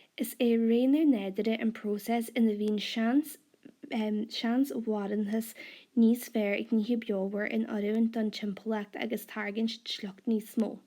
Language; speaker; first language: Irish; non-native, local second language; English